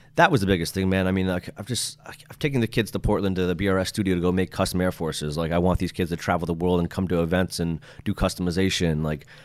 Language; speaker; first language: English; native; English